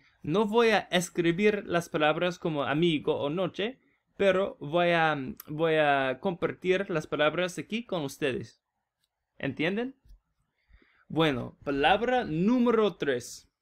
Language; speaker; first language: Spanish; non-native, learner; English